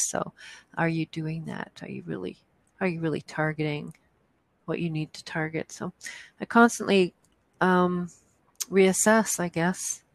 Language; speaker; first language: English; native; English